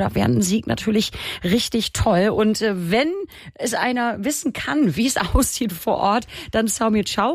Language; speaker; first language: German; native; German